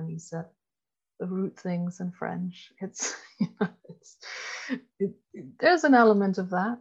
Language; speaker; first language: English; non-native, fluent; German